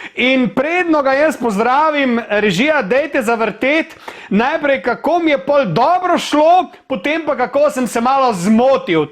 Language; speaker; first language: Slovenian; native; Slovenian